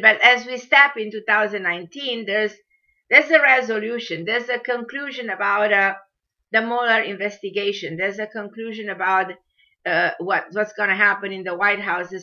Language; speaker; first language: English; non-native, fluent; Romanian